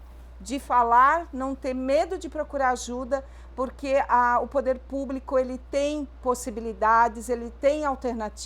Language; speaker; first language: Portuguese; native; Portuguese